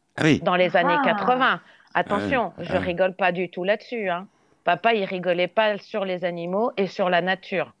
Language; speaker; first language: French; native; French